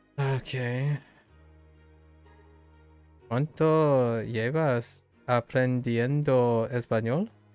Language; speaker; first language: Spanish; non-native, learner; English